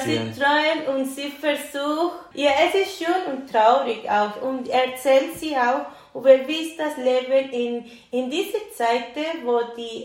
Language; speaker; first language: German; non-native, learner; Spanish